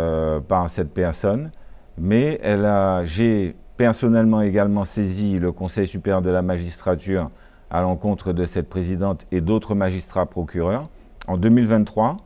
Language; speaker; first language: French; native; French